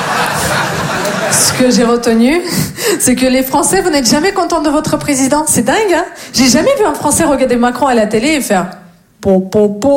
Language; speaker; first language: French; non-native, fluent; Russian